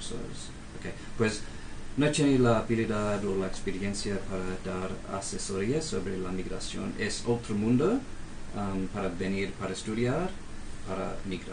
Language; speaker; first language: Spanish; non-native, fluent; English